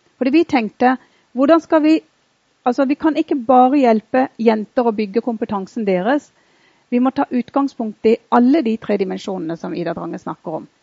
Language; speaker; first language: Norwegian; early bilingual, other home language; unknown